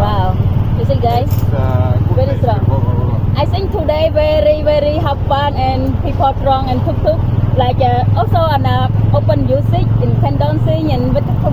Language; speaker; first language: English; non-native, learner; Khmer